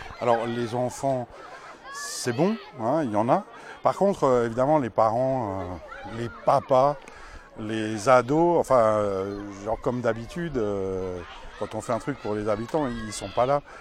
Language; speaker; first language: French; native; French